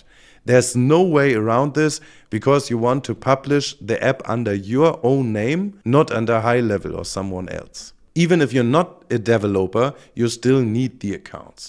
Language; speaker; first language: English; non-native, fluent; German